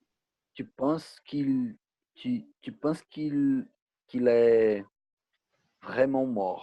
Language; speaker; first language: French; non-native, learner; Portuguese